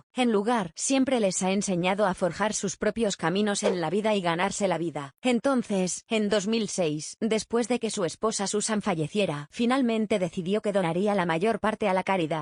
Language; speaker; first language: Spanish; native; Spanish